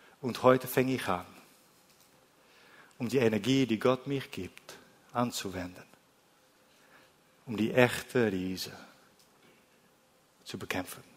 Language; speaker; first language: German; non-native, learner; Dutch